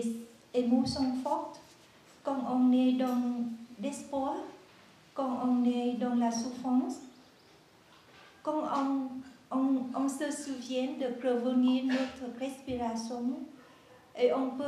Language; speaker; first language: French; non-native, learner; Vietnamese